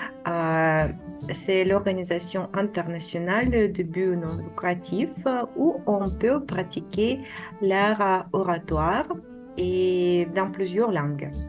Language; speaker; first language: French; non-native, fluent; Russian